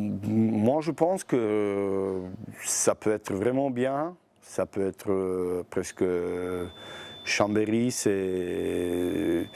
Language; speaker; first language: French; non-native, fluent; Bosnian